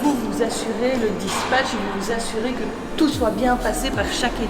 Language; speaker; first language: French; native; French